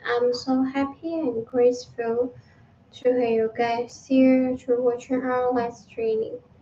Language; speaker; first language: English; non-native, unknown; Chinese